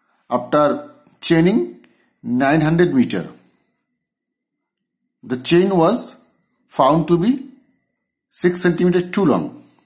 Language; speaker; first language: English; non-native, local second language; Bangla